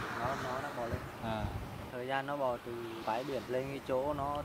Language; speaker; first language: Vietnamese; native; Vietnamese